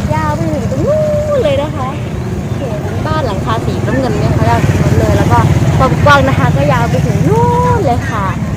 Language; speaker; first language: Thai; non-native, local second language; Hmong